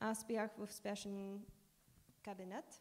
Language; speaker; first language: Bulgarian; non-native, learner; English